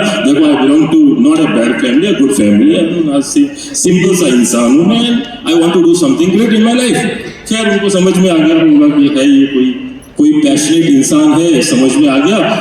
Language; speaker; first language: Hindi; native; Hindi